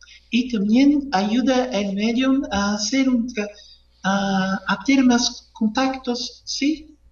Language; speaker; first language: Spanish; non-native, fluent; Portuguese